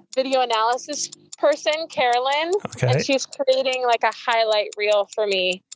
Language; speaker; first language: English; native; English